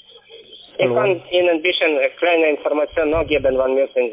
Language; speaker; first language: German; non-native, learner; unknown